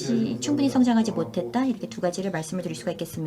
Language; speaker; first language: Korean; native; Korean